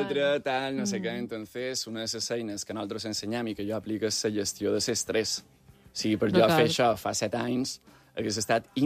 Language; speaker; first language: Catalan; native; Catalan